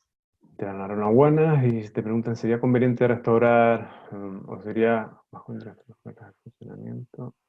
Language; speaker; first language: Spanish; native; Spanish